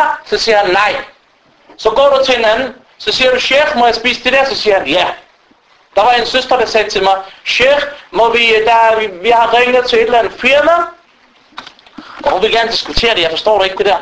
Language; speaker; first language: Danish; early bilingual, other home language; Arabic